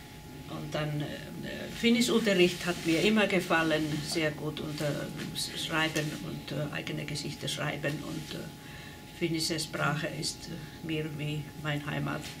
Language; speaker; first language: German; non-native, fluent; Finnish